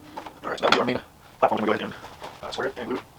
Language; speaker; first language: English; native; English